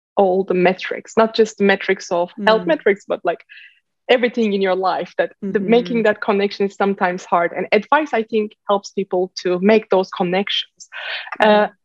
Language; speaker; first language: English; non-native, fluent; Turkish